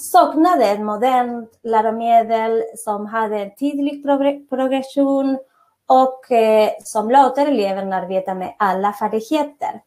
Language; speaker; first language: Swedish; non-native, fluent; Spanish